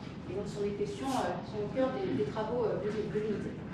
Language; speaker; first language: French; native; French